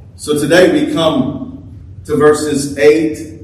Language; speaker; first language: English; native; English